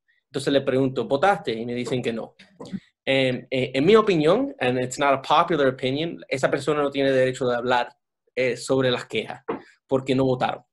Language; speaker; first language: Spanish; early bilingual, other home language; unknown